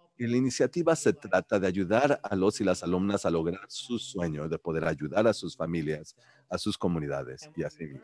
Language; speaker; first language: Spanish; early bilingual, heritage; Spanish